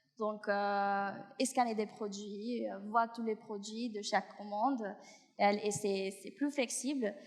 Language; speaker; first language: French; non-native, fluent; Spanish